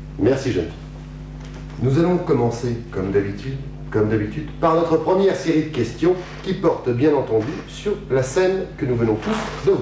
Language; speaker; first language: French; native; French